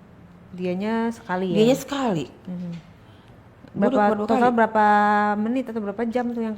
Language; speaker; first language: Indonesian; native; Indonesian